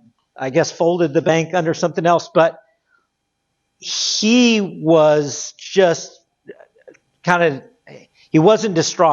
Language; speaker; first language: English; native; English